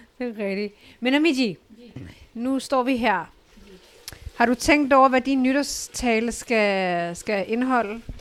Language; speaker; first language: Danish; early bilingual, other home language; Urdu